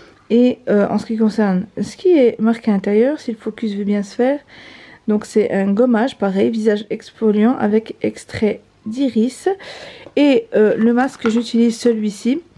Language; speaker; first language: French; native; French